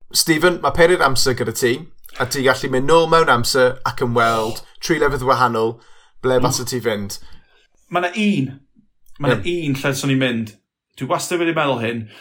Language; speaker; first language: Welsh; non-native, local second language; English